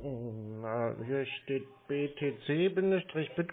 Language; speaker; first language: German; native; German